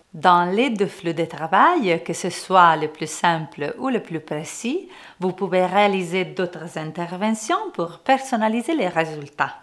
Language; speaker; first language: French; non-native, fluent; Italian